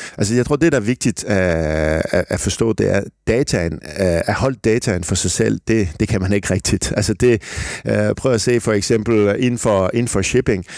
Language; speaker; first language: Danish; non-native, fluent; French